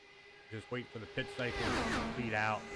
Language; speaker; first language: English; native; English